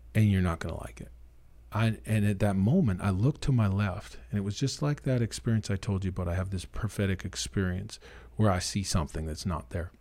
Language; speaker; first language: English; native; English